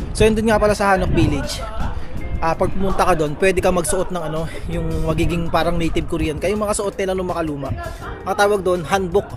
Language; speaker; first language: Filipino; native; Filipino